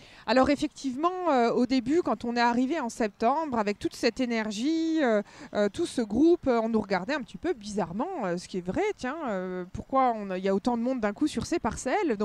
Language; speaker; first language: French; native; French